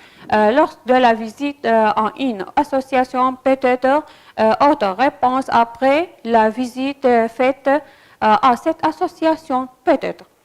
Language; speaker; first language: French; non-native, fluent; Arabic